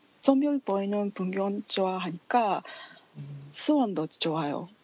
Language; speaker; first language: Korean; non-native, learner; Japanese